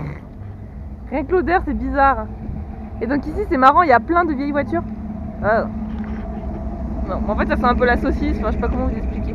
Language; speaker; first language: French; native; French